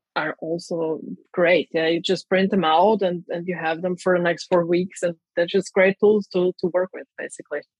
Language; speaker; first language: English; non-native, fluent; German